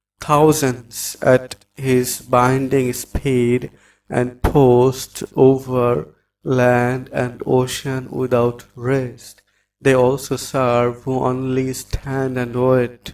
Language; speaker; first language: English; non-native, local second language; Bangla